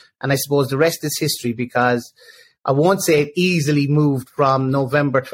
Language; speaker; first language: English; native; English